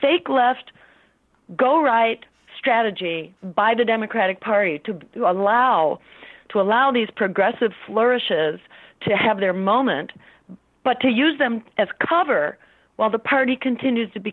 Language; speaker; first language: English; native; English